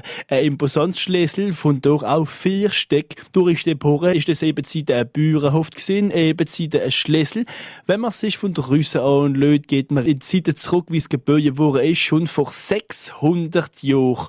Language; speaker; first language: German; non-native, fluent; French